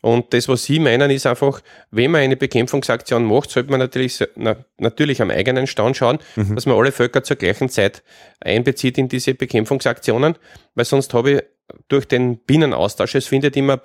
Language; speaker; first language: German; native; German